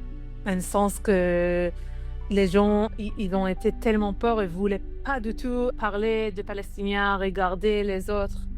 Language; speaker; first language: French; non-native, learner; Hebrew